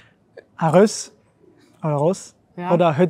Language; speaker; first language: German; native; German